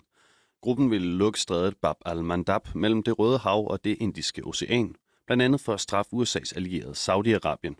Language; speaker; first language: Danish; native; Danish